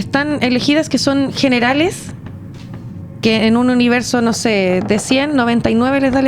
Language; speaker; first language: Spanish; native; Spanish